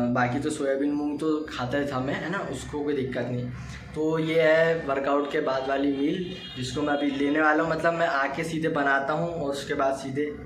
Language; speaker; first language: Hindi; native; Hindi